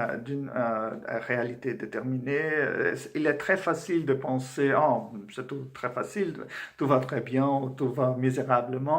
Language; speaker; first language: French; non-native, fluent; Portuguese